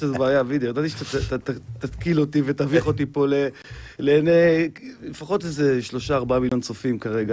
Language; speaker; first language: Hebrew; native; Hebrew